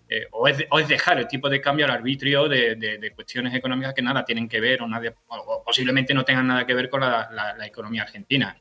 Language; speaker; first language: Spanish; native; Spanish